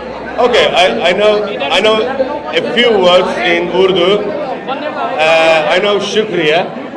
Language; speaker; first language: English; non-native, learner; Turkish